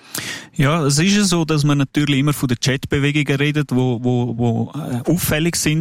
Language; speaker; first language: German; native; German